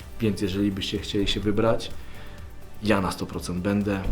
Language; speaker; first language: Polish; native; Polish